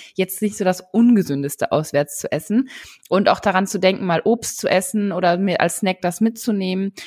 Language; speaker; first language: German; native; German